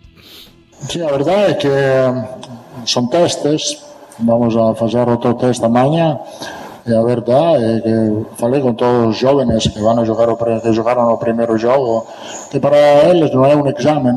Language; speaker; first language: Portuguese; non-native, learner; Italian